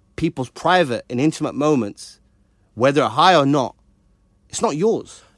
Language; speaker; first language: English; early bilingual, other home language; Hindi